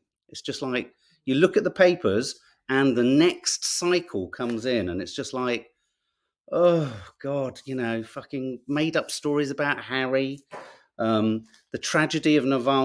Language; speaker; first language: English; native; English